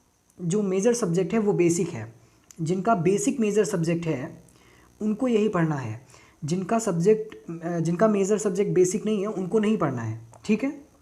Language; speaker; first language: Hindi; native; Hindi